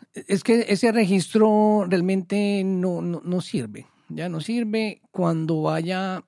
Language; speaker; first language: Spanish; native; Spanish